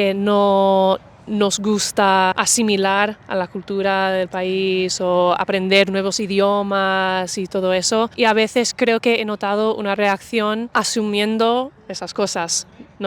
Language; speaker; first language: Spanish; non-native, fluent; English